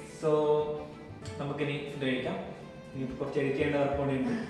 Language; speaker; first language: Malayalam; native; Malayalam